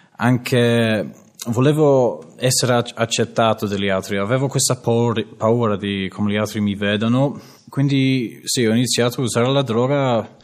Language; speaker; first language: Italian; non-native, learner; English